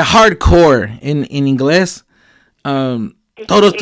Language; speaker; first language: Spanish; early bilingual, heritage; Spanish